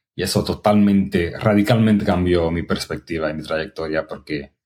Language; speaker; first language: Spanish; early bilingual, other home language; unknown